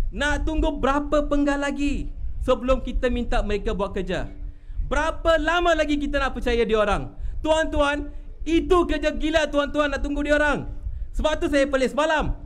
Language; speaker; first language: Malay; non-native, local second language; Tamil